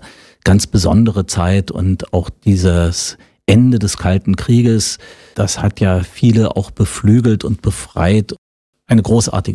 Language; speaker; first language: German; native; German